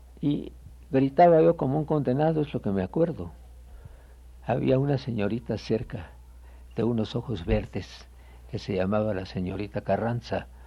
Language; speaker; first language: Spanish; native; Spanish